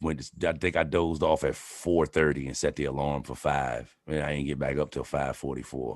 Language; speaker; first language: English; native; English